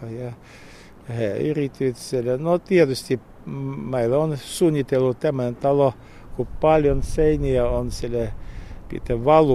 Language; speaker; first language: Finnish; non-native, learner; Russian